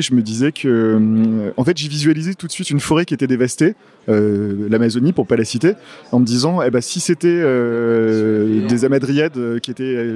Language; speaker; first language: French; native; French